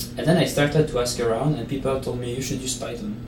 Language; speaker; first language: English; non-native, fluent; Italian